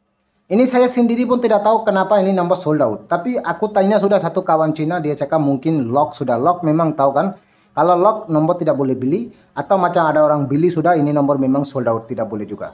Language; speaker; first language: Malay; non-native, learner; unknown